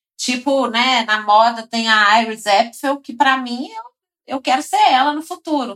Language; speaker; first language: Portuguese; native; Portuguese